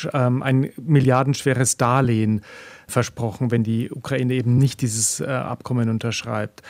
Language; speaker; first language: German; native; German